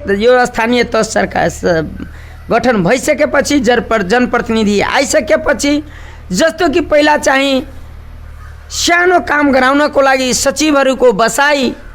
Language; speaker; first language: Nepali; non-native, local second language; Maithili